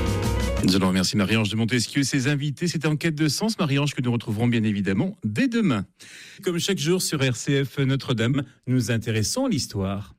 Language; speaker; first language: French; native; French